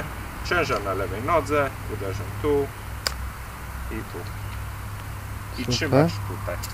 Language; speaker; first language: Polish; early bilingual, heritage; Polish